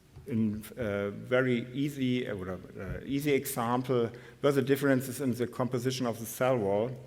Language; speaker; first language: English; non-native, fluent; German